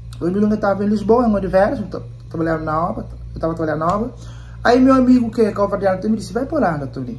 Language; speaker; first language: Portuguese; non-native, local second language; Kabuverdianu